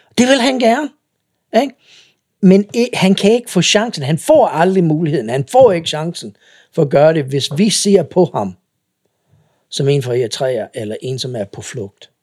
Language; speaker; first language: Danish; non-native, fluent; English